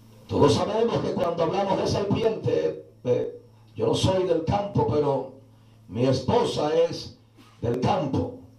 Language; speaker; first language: Spanish; native; Spanish